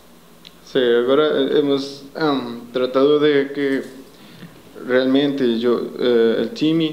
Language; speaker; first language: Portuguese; non-native, learner; Spanish